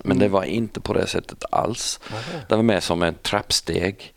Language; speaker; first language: Swedish; non-native, fluent; English